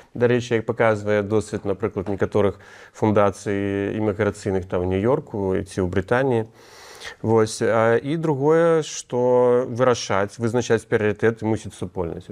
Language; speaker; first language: Belarusian; non-native, local second language; Russian